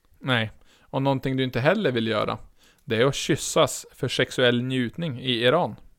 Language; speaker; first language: Swedish; native; Swedish